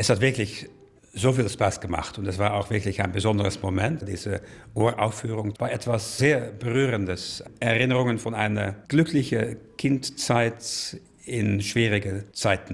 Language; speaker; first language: German; non-native, fluent; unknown